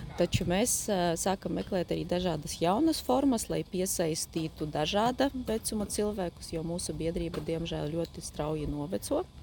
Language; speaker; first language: Latvian; non-native, local second language; Polish